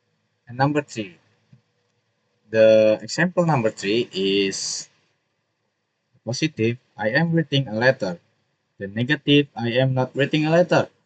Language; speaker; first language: English; non-native, learner; Indonesian